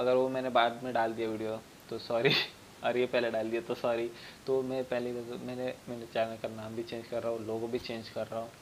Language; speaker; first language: Hindi; non-native, local second language; Marathi